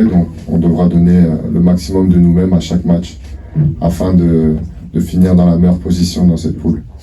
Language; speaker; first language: French; native; French